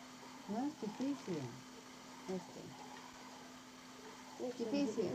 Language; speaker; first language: Spanish; non-native, learner; English